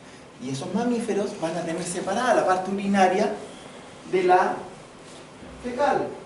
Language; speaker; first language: Spanish; native; Spanish